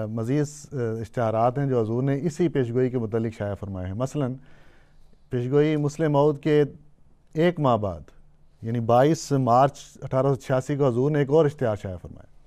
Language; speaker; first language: Urdu; native; Urdu